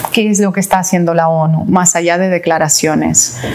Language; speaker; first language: Spanish; non-native, fluent; Russian